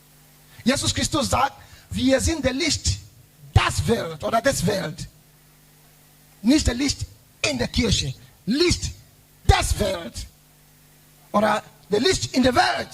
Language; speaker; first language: German; non-native, learner; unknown